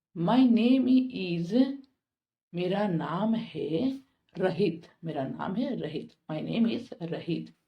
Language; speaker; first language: Hindi; non-native, local second language; Bangla